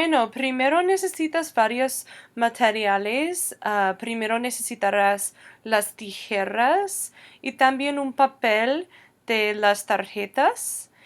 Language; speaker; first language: Spanish; non-native, fluent; English